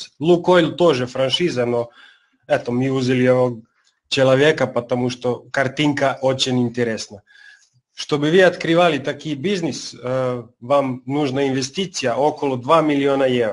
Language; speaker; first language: Russian; non-native, learner; Serbian